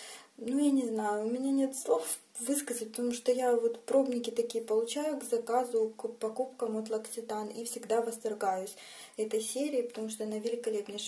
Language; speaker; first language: Russian; native; Russian